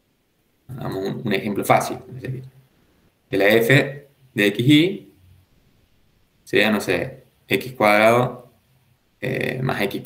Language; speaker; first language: Spanish; native; Spanish